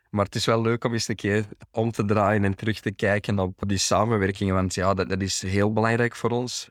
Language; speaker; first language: Dutch; native; Dutch